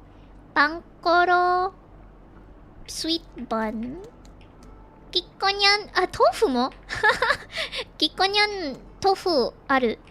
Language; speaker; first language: Japanese; non-native, learner; Filipino